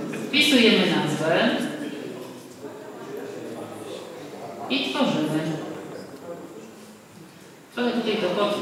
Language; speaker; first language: Polish; native; Polish